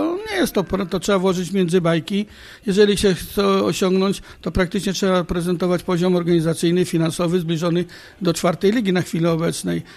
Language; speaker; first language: Polish; native; Polish